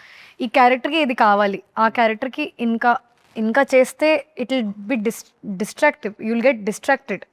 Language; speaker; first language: Telugu; non-native, learner; Hindi